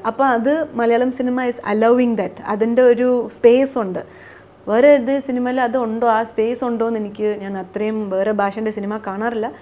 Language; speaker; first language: Malayalam; early bilingual, heritage; Malayalam